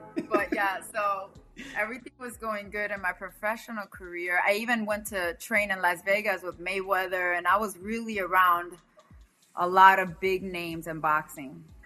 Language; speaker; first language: English; early bilingual, other home language; Spanish